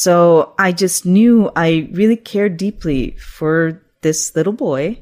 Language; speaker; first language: English; non-native, local second language; Urdu